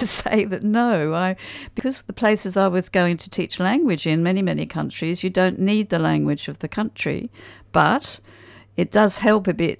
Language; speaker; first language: English; native; English